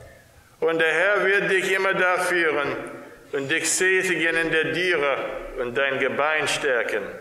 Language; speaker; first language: German; non-native, fluent; English